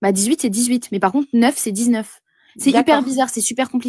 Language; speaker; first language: French; native; French